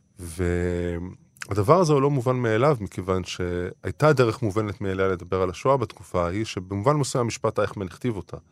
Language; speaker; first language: Hebrew; native; Hebrew